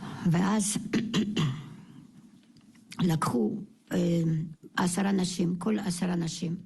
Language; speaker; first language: Hebrew; non-native, fluent; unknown